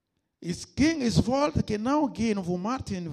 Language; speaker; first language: German; non-native, learner; Lingala